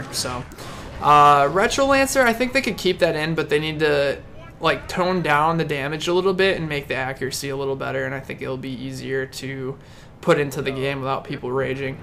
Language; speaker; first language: English; native; English